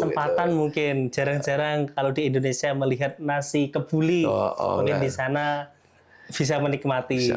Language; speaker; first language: Indonesian; native; Indonesian